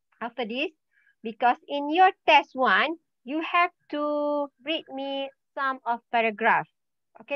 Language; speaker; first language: English; non-native, learner; Malay